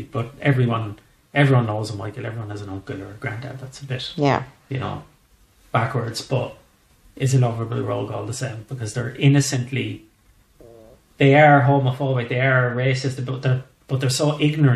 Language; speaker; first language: English; native; English